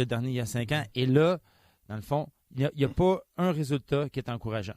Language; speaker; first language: French; native; French